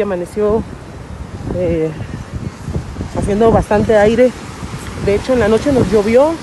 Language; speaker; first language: Spanish; native; Spanish